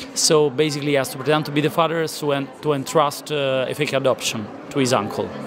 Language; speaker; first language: English; non-native, fluent; Italian